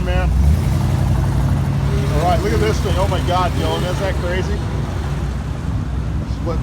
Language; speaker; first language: English; native; English